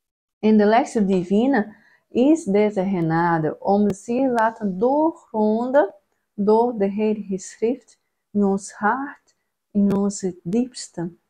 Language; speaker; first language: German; non-native, learner; Portuguese